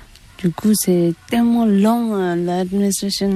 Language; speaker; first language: French; non-native, learner; Tibetan